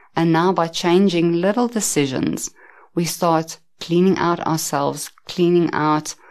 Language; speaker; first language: English; native; English